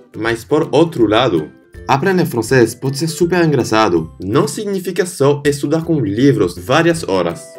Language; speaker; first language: Portuguese; non-native, fluent; French